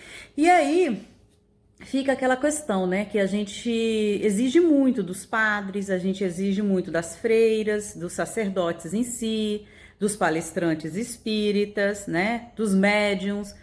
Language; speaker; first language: Portuguese; native; Portuguese